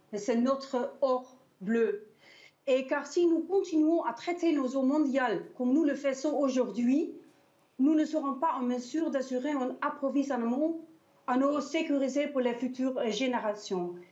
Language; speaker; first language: French; non-native, fluent; Dutch